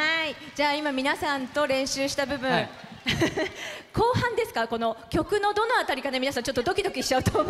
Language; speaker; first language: Japanese; native; Japanese